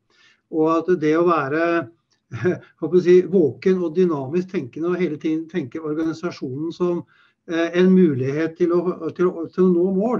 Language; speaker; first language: Norwegian; native; Norwegian